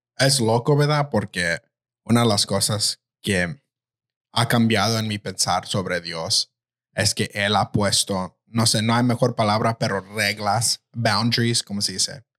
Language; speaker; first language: Spanish; early bilingual, heritage; Spanish